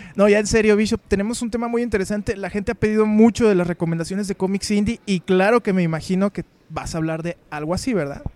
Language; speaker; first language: Spanish; native; Spanish